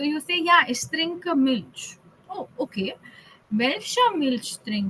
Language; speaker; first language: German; non-native, fluent; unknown